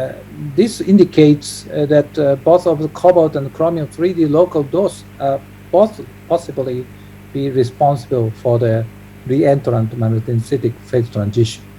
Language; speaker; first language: English; non-native, fluent; Japanese